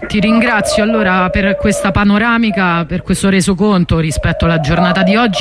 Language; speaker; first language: Italian; native; Italian